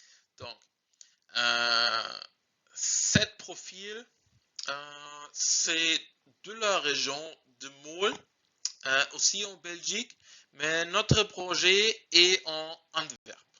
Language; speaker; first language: French; non-native, learner; German